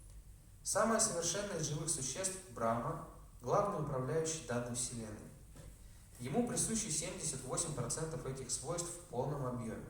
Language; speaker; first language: Russian; native; Russian